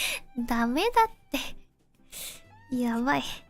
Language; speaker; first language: Japanese; non-native, learner; Indonesian